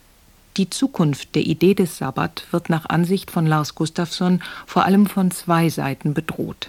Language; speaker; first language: German; native; German